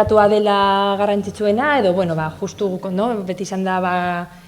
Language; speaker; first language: Basque; non-native, local second language; Spanish